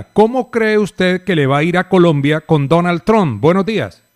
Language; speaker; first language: Spanish; native; Spanish